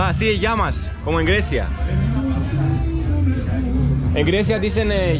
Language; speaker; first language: Spanish; non-native, learner; Greek